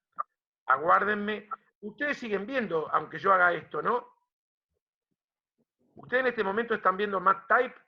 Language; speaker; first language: Spanish; native; Spanish